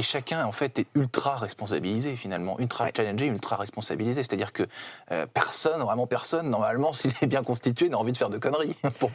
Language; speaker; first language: French; native; French